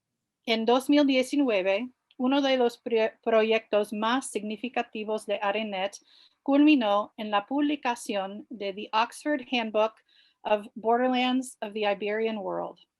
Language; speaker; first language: Spanish; non-native, fluent; English